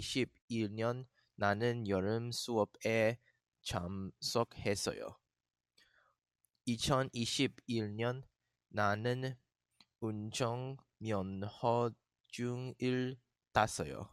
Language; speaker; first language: Korean; non-native, learner; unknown